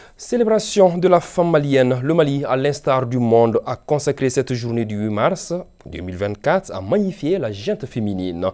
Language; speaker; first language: French; non-native, local second language; Bambara